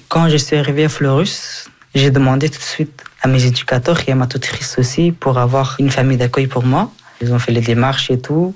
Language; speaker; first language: French; early bilingual, other home language; Persian